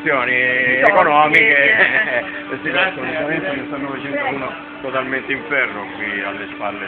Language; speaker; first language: Italian; native; Italian